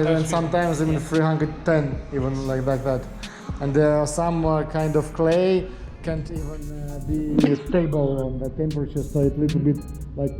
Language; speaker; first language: English; non-native, learner; Russian